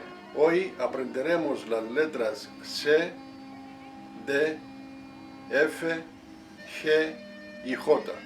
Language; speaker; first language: Spanish; non-native, fluent; English